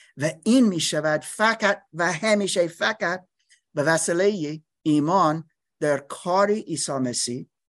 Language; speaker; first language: Persian; non-native, learner; English